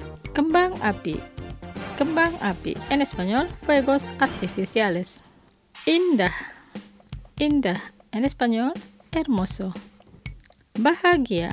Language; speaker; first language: Spanish; non-native, fluent; Indonesian